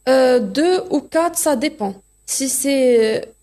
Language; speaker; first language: French; non-native, local second language; Arabic